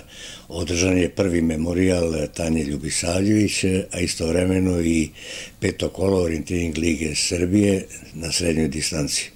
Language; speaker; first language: Serbian; native; Serbian